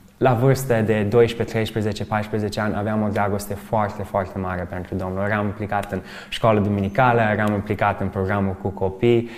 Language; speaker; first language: Romanian; early bilingual, other home language; English